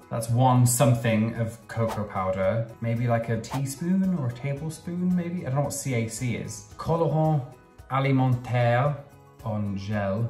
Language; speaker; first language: English; native; English